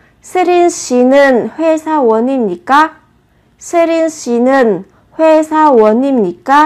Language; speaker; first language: Korean; non-native, fluent; Vietnamese